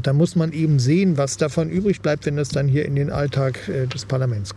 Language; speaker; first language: German; native; German